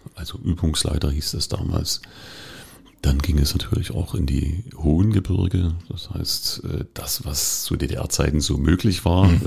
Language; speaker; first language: German; native; German